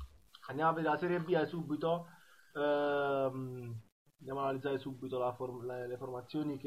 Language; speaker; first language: Italian; native; Italian